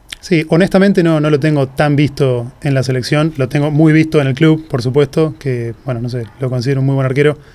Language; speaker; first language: Spanish; native; Spanish